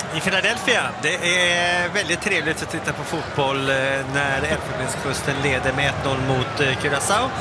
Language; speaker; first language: Swedish; native; Swedish